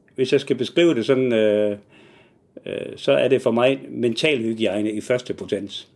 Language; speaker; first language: Danish; native; Danish